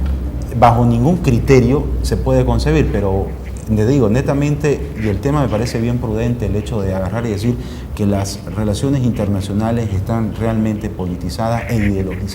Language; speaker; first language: Spanish; native; Spanish